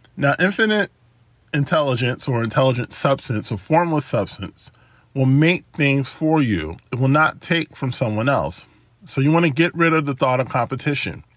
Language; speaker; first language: English; native; English